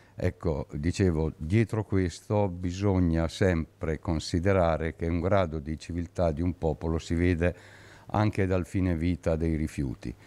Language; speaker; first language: Italian; native; Italian